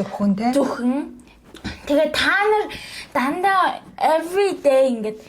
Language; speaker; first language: Mongolian; early bilingual, heritage; Mongolian